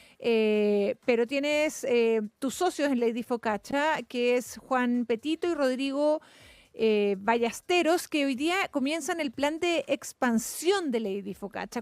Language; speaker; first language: Spanish; native; Spanish